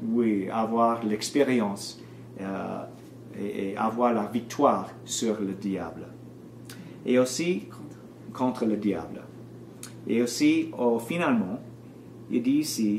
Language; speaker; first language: French; non-native, learner; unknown